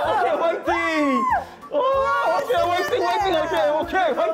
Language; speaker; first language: Korean; non-native, fluent; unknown